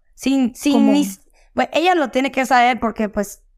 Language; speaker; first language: Spanish; early bilingual, heritage; Spanish